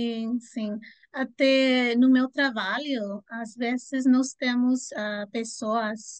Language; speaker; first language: Portuguese; non-native, fluent; Spanish